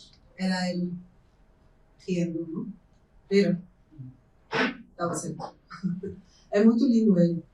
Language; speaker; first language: Portuguese; non-native, fluent; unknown